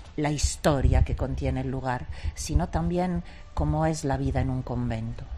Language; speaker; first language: Spanish; non-native, fluent; Italian